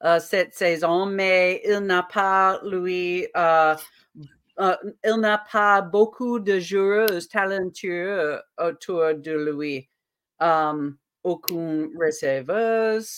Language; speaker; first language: French; non-native, learner; English